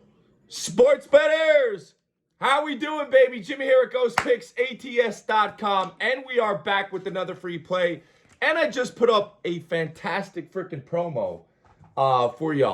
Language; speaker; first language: English; native; English